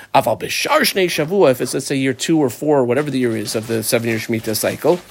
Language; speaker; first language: English; native; English